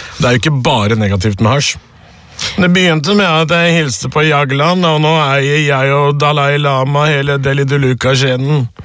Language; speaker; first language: Norwegian; early bilingual, other home language; Urdu